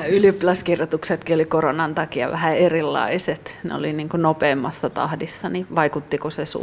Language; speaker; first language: Finnish; native; Finnish